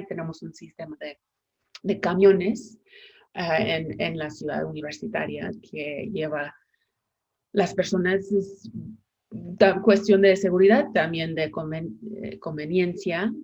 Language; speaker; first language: Spanish; non-native, fluent; English